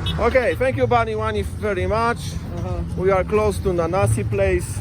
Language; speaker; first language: English; non-native, fluent; Polish